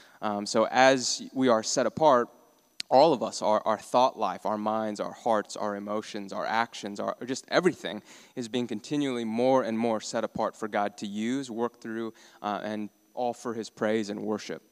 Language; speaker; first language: English; native; English